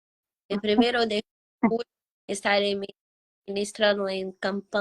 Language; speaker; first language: Spanish; non-native, learner; Portuguese